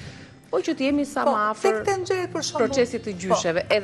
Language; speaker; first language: Albanian; native; Albanian